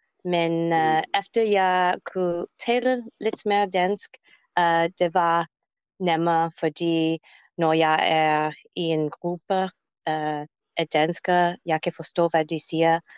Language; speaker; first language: Danish; non-native, learner; English